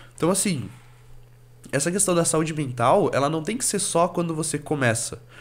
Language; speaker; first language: Portuguese; native; Portuguese